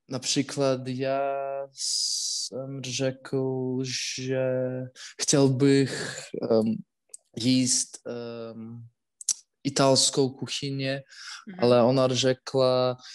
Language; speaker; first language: Czech; non-native, learner; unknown